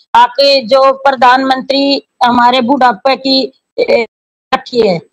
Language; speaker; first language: Hindi; native; Hindi